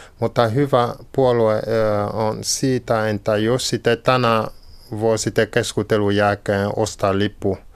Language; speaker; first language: Finnish; non-native, learner; French